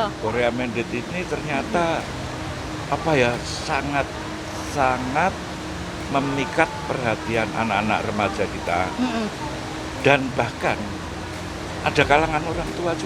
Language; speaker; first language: Indonesian; native; Indonesian